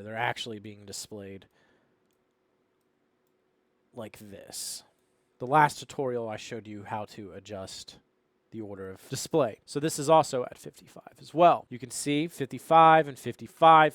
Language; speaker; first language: English; native; English